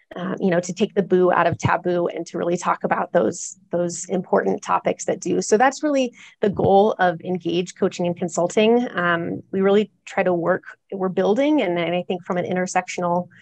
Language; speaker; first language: English; native; English